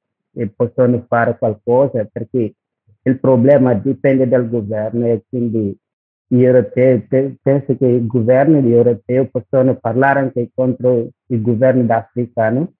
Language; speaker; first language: Italian; non-native, learner; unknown